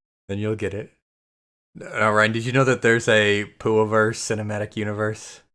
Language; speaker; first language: English; native; English